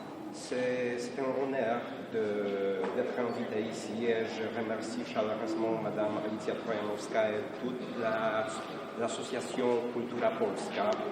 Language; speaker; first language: French; non-native, fluent; Polish